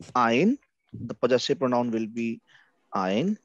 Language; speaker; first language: English; non-native, local second language; Hindi